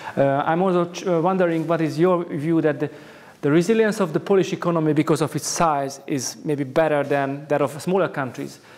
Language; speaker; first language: English; non-native, fluent; Hungarian